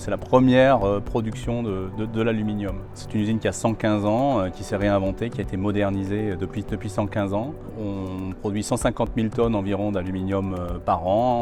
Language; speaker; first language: French; native; French